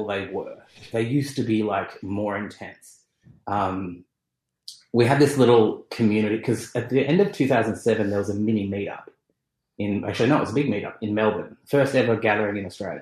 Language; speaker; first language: English; native; English